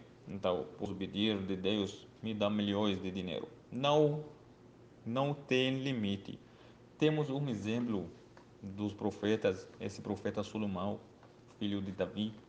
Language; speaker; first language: Portuguese; non-native, learner; Arabic